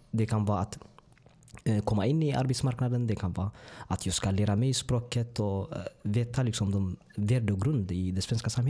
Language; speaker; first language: Swedish; non-native, fluent; Tigrinya